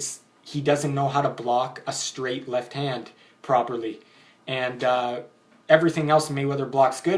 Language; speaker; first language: English; native; English